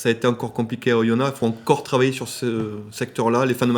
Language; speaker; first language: French; native; French